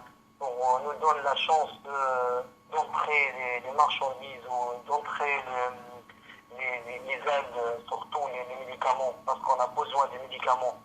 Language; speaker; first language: French; non-native, fluent; Arabic